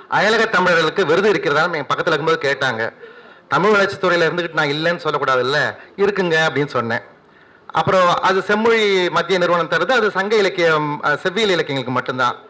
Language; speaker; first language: Tamil; native; Tamil